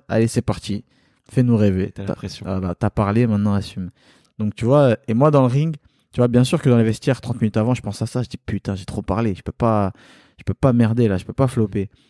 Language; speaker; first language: French; early bilingual, other home language; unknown